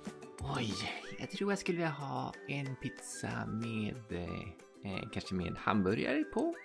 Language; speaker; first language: Swedish; native; Swedish